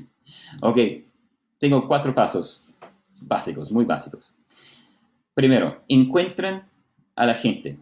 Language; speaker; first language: Spanish; non-native, fluent; Portuguese